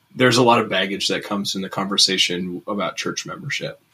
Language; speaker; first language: English; native; English